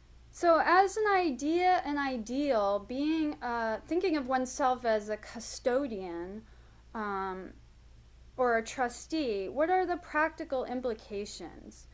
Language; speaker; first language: English; native; English